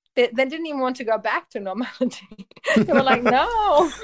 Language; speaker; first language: English; early bilingual, heritage; Polish